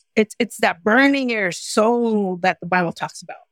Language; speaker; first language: English; early bilingual, other home language; Spanish